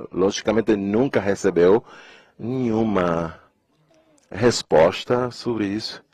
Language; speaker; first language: Portuguese; non-native, fluent; Spanish